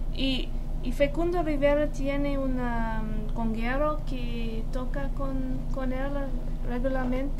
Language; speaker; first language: Spanish; non-native, fluent; English